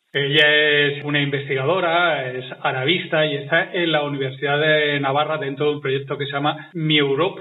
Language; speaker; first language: Spanish; native; Spanish